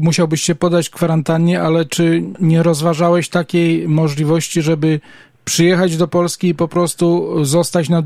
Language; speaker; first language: Polish; native; Polish